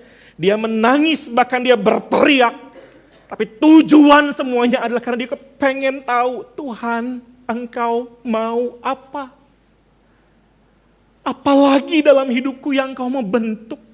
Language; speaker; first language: Indonesian; native; Indonesian